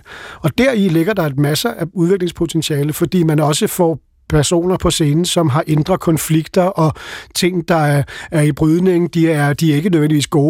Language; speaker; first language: Danish; native; Danish